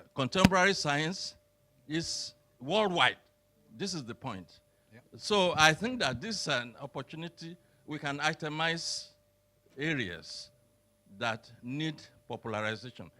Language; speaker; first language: English; non-native, local second language; Yoruba